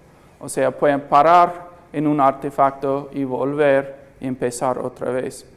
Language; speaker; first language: Spanish; non-native, fluent; English